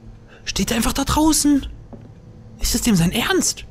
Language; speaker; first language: German; native; German